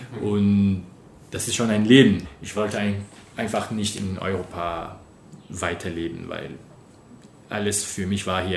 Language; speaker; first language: German; non-native, fluent; French